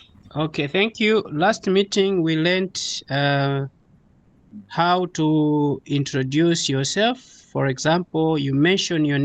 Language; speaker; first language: English; non-native, fluent; Nyanja